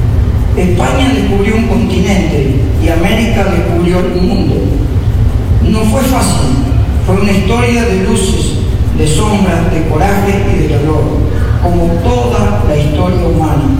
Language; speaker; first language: Spanish; native; Spanish